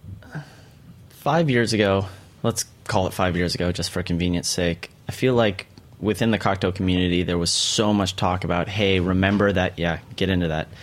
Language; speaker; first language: English; native; English